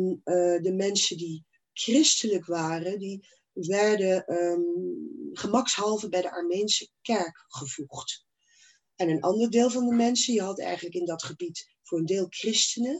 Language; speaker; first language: Dutch; native; Dutch